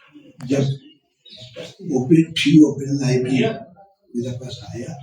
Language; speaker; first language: Hindi; non-native, local second language; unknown